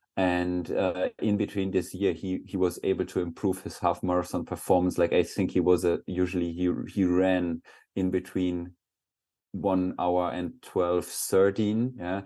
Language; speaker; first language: English; non-native, fluent; German